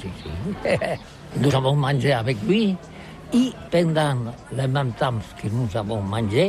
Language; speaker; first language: French; non-native, learner; Catalan